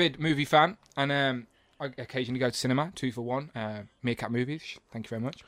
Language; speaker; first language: English; native; English